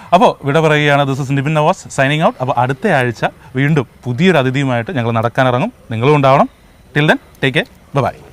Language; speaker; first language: Malayalam; native; Malayalam